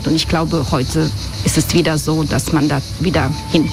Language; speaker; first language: German; non-native, fluent; Croatian